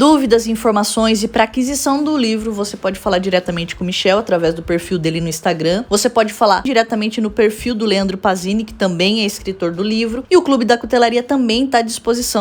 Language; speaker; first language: Portuguese; native; Portuguese